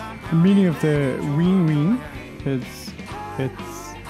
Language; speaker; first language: English; non-native, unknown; Korean